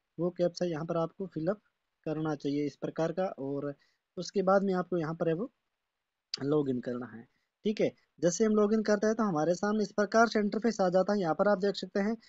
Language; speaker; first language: Hindi; native; Hindi